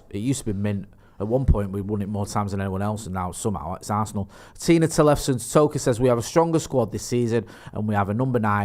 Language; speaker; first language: English; native; English